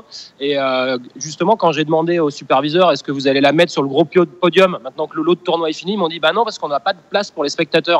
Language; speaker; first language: French; native; French